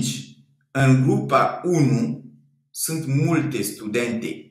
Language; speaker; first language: Romanian; non-native, fluent; French